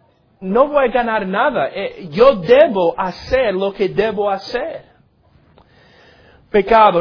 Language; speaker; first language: Spanish; non-native, learner; English